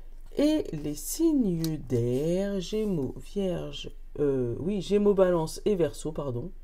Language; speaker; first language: French; native; French